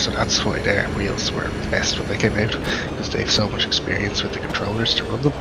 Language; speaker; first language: English; native; English